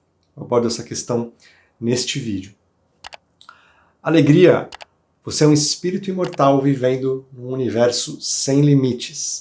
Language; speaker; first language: Portuguese; native; Portuguese